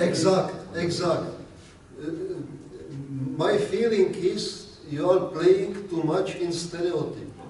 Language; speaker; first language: English; non-native, learner; Czech